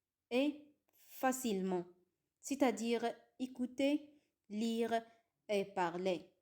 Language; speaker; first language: French; non-native, fluent; Arabic